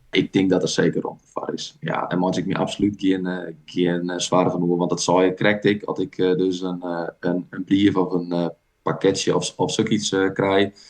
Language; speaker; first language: Dutch; non-native, local second language; Western Frisian